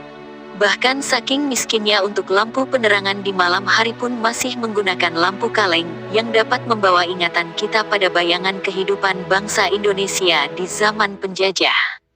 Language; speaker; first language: Indonesian; native; Indonesian